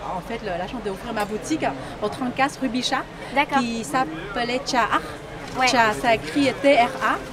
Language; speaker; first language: French; non-native, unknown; Vietnamese